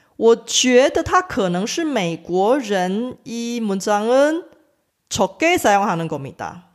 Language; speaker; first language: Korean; non-native, fluent; Chinese